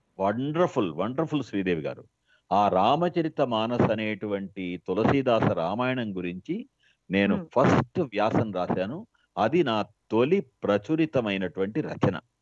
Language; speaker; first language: Telugu; native; Telugu